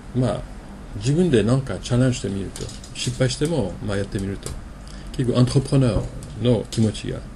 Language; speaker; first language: Japanese; non-native, fluent; French